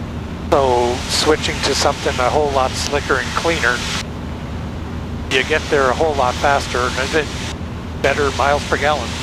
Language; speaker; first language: English; native; English